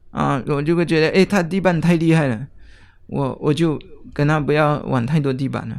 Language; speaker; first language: Chinese; non-native, fluent; French